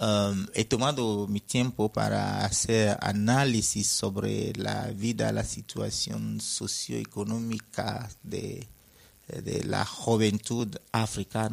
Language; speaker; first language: Spanish; non-native, fluent; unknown